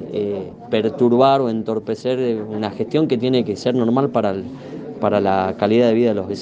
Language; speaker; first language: Spanish; native; Spanish